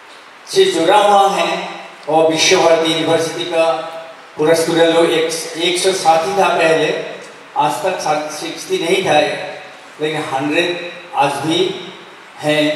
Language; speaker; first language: Hindi; non-native, local second language; Assamese